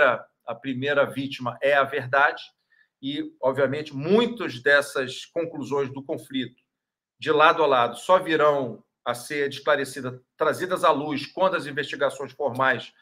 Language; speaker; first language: Portuguese; native; Portuguese